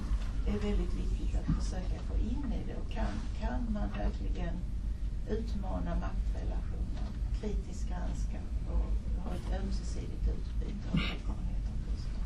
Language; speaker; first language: Swedish; native; Swedish